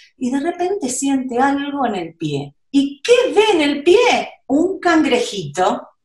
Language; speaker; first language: English; non-native, learner; Spanish